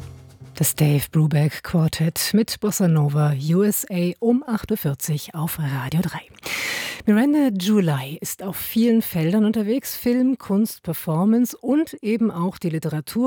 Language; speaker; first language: German; native; German